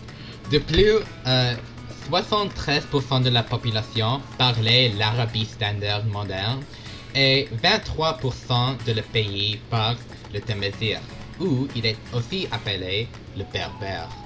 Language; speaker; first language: French; non-native, learner; English